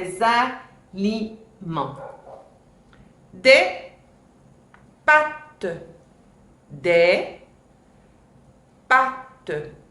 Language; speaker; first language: French; non-native, fluent; Spanish